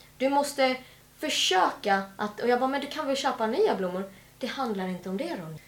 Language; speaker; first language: Swedish; native; Swedish